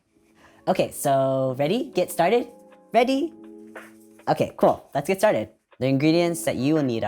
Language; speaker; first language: English; early bilingual, other home language; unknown